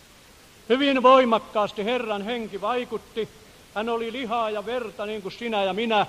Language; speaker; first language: Finnish; native; Finnish